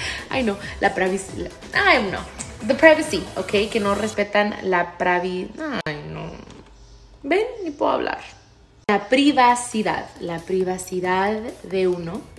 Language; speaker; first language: Spanish; early bilingual, other home language; English